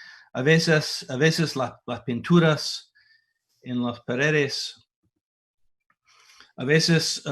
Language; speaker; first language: Spanish; non-native, fluent; English